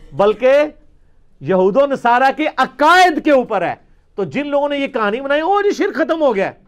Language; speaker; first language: Urdu; non-native, local second language; Punjabi